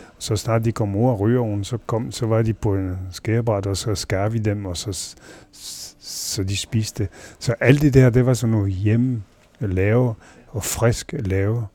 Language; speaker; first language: Danish; non-native, fluent; French